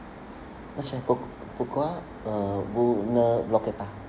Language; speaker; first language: French; non-native, learner; Vietnamese